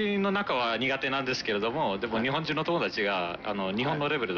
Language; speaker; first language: Japanese; non-native, fluent; Marathi